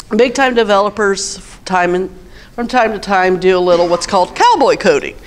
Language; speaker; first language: English; native; English